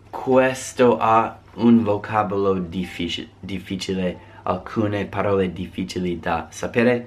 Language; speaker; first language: Italian; non-native, fluent; English